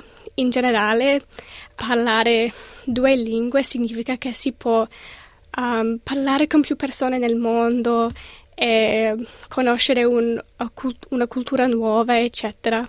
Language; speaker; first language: Italian; non-native, learner; English